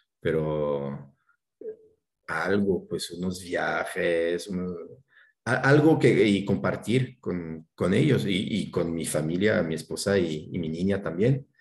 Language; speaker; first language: Spanish; non-native, fluent; French